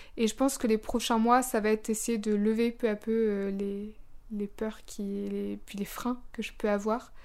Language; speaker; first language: French; native; French